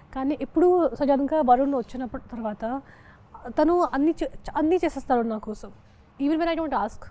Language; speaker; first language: Telugu; non-native, local second language; Hindi